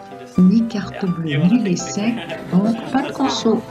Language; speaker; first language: French; native; French